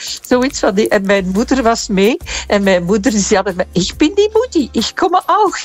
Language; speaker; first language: Dutch; native; Dutch